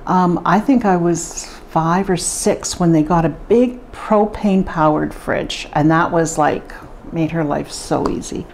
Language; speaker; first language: English; native; English